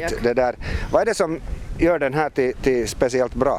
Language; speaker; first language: Swedish; native; Swedish